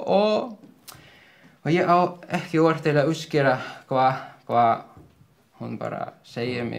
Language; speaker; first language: Icelandic; non-native, learner; Ukrainian